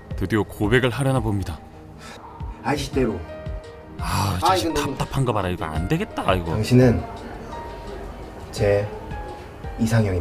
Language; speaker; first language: Korean; native; Korean